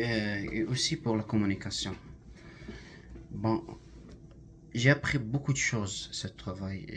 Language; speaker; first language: French; non-native, learner; Arabic